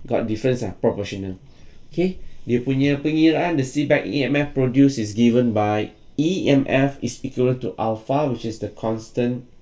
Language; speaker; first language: English; non-native, local second language; Malay